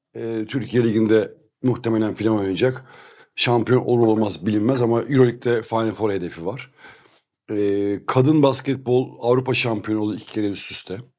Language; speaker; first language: Turkish; native; Turkish